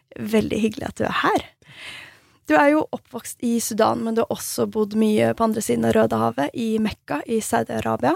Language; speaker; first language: Norwegian; native; Norwegian